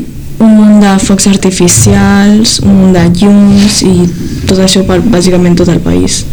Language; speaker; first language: Catalan; early bilingual, other home language; Chinese